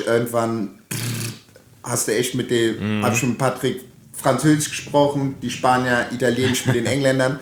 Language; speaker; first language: German; native; German